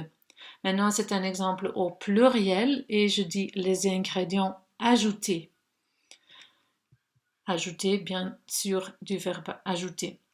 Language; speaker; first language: French; non-native, local second language; Dutch